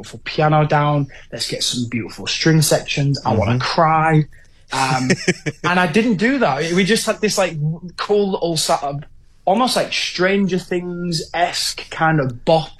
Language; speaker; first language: English; native; English